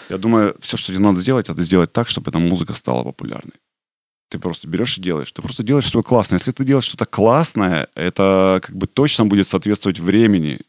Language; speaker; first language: Russian; native; Russian